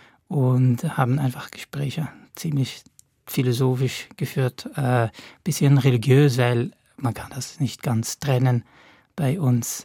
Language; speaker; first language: German; non-native, fluent; Arabic